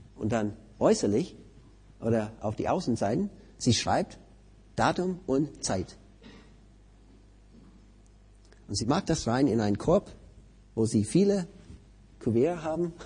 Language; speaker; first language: German; non-native, fluent; English